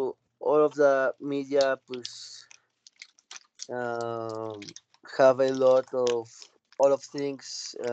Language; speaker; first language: English; non-native, learner; Spanish